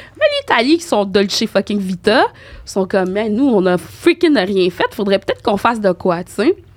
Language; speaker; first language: French; native; French